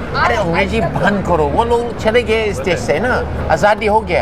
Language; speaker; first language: Hindi; non-native, learner; English